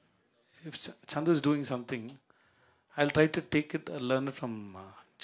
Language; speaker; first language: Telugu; non-native, learner; Tamil